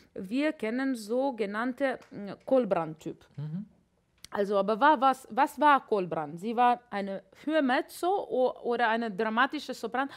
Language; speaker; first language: German; non-native, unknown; Latvian